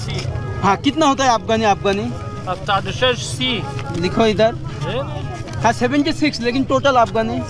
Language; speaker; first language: Hindi; non-native, learner; Bangla